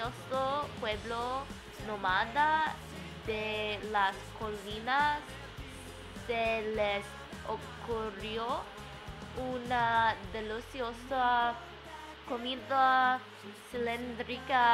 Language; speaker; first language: Spanish; non-native, learner; English